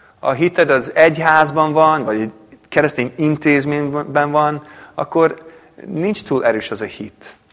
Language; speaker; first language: Hungarian; non-native, fluent; English